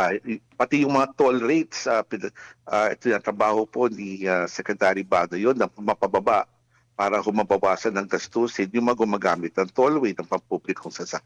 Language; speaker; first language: Filipino; native; Filipino